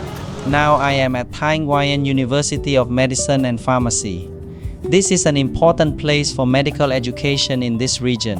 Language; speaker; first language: English; non-native, fluent; Vietnamese